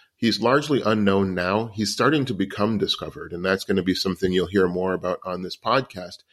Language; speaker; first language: English; native; English